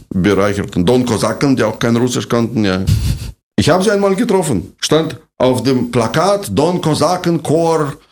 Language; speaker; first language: German; non-native, fluent; Russian